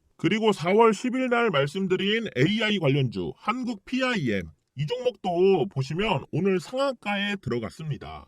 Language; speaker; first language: Korean; early bilingual, heritage; Korean